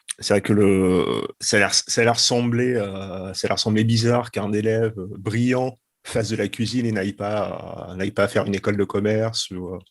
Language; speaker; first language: French; native; French